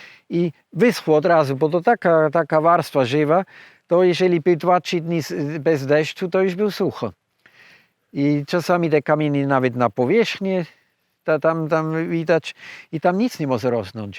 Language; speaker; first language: Polish; non-native, fluent; Swiss German